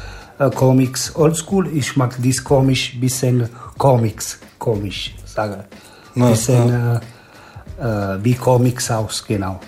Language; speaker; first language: German; non-native, learner; Italian